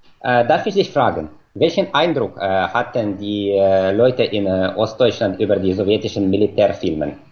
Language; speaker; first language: German; non-native, fluent; Russian